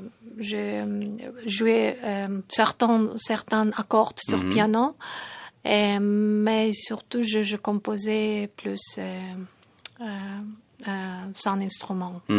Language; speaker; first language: French; non-native, fluent; Tajik